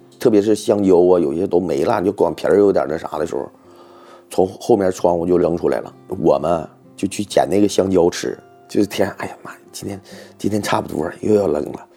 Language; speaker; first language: Chinese; native; Chinese